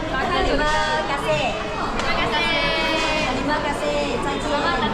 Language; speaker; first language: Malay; non-native, local second language; Chinese